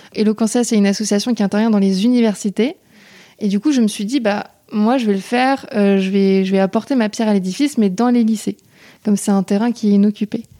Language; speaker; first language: French; native; French